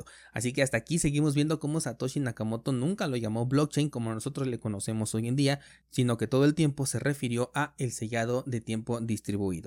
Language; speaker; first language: Spanish; native; Spanish